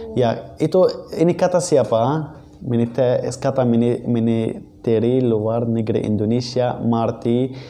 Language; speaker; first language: Indonesian; non-native, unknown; Arabic